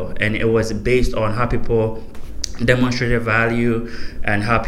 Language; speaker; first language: English; non-native, local second language; Akan